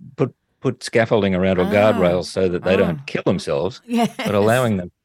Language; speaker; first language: English; native; English